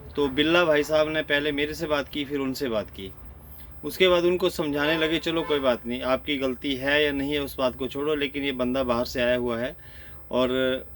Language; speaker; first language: Hindi; native; Hindi